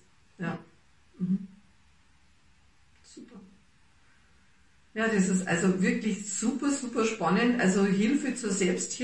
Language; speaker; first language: German; native; German